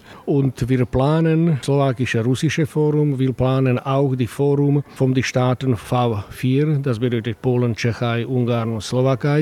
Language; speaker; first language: German; non-native, learner; Slovak